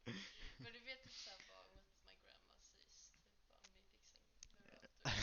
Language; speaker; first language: Swedish; native; Swedish